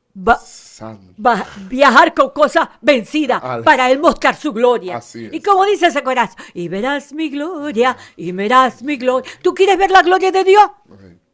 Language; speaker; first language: Spanish; native; Spanish